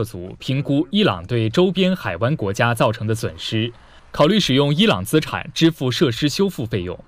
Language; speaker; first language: Chinese; native; Chinese